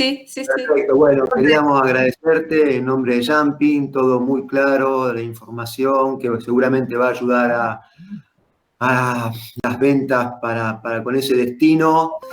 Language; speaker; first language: Spanish; native; Spanish